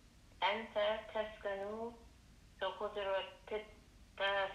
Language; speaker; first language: Arabic; non-native, learner; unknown